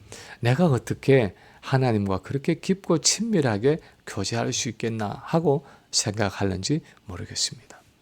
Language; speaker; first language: Korean; native; Korean